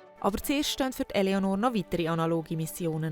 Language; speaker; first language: German; native; German